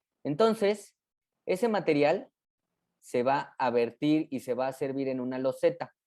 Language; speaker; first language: Spanish; native; Spanish